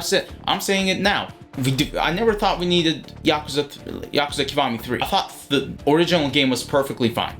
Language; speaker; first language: English; native; English